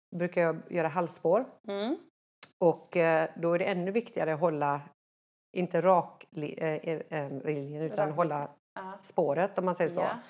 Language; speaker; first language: Swedish; native; Swedish